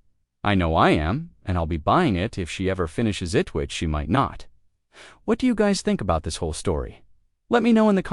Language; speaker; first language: English; native; English